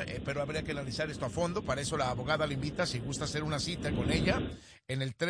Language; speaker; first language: Spanish; native; Spanish